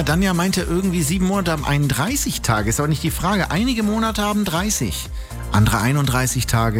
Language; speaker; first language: German; native; German